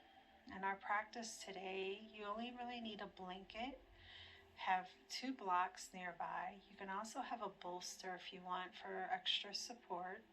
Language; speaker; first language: English; native; English